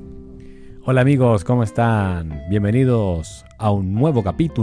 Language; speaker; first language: Spanish; native; Spanish